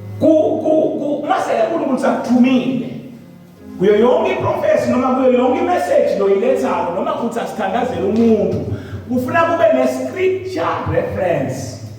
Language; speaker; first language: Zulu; non-native, local second language; Swati